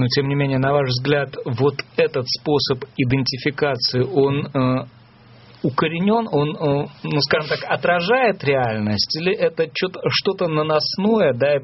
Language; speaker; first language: Russian; native; Russian